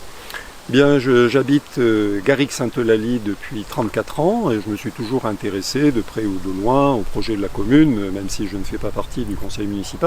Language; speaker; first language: French; native; French